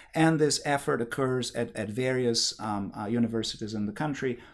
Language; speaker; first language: English; non-native, fluent; Bulgarian